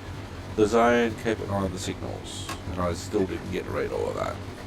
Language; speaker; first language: English; native; English